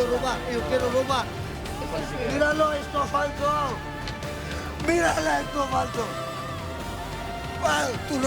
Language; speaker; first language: Spanish; non-native, learner; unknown